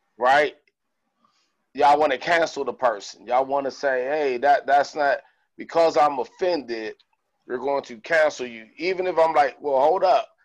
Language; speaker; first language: English; native; English